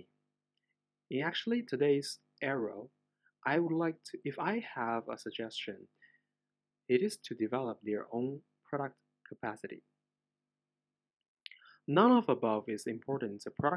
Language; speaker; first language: English; non-native, fluent; Chinese